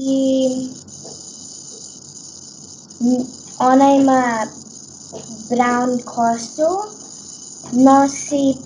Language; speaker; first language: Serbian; early bilingual, heritage; Serbian